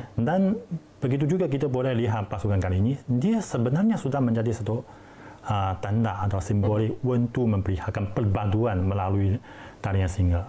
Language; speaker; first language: Malay; non-native, fluent; Chinese